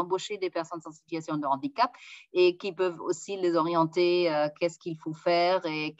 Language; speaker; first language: French; non-native, fluent; German